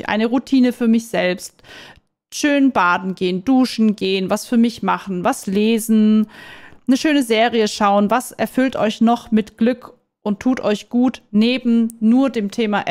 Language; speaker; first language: German; native; German